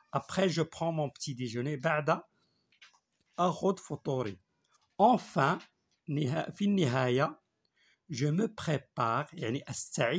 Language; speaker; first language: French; non-native, local second language; Arabic